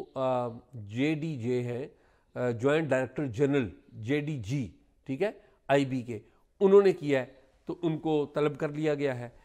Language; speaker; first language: Urdu; native; Urdu